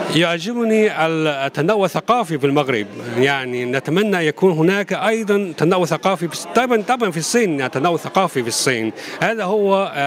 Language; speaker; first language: Arabic; non-native, fluent; Chinese